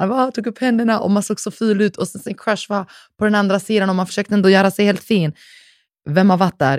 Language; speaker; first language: Swedish; native; Swedish